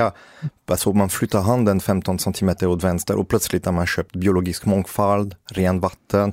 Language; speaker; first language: Swedish; native; Swedish